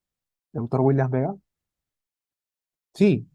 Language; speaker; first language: Spanish; native; Spanish